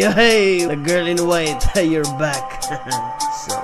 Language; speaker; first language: English; non-native, local second language; Filipino